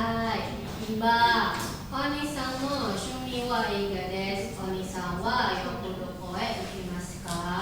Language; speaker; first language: Japanese; non-native, learner; Indonesian